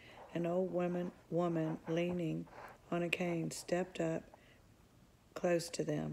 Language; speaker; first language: English; native; English